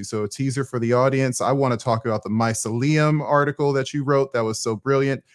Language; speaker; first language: English; native; English